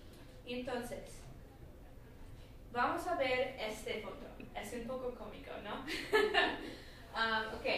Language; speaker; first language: Spanish; non-native, learner; English